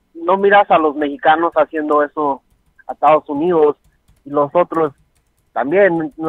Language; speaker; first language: Spanish; early bilingual, heritage; Spanish